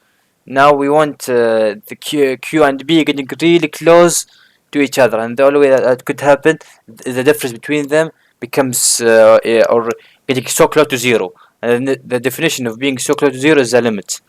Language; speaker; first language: English; non-native, fluent; Arabic